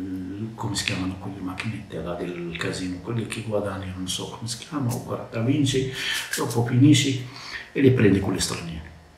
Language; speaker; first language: Italian; non-native, learner; Arabic